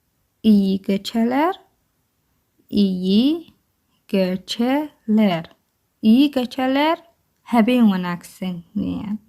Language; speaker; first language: Turkish; non-native, learner; Somali